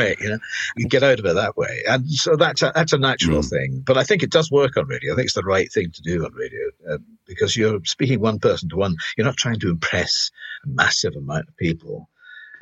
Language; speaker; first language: English; native; English